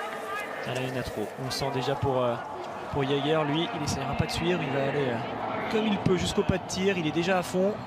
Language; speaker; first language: French; native; French